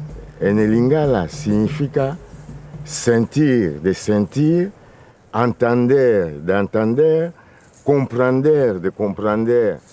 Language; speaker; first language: Spanish; non-native, fluent; Lingala